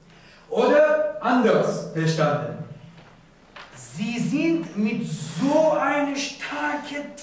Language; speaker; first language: German; non-native, learner; Persian